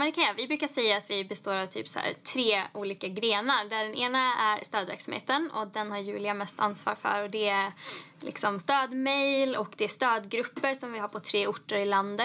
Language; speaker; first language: Swedish; native; Swedish